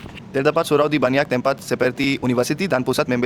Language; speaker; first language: Indonesian; non-native, learner; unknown